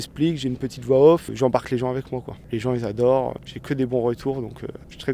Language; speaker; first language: French; native; French